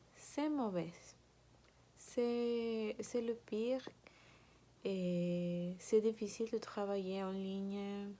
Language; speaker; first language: French; non-native, learner; Spanish